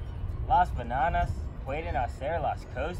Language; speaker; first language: Spanish; non-native, learner; English